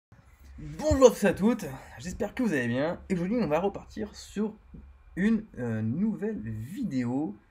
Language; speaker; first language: French; native; French